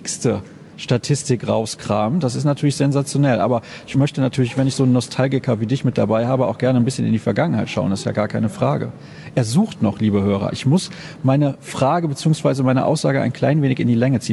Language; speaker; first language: German; native; German